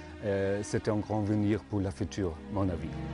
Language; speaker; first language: French; non-native, learner; Arabic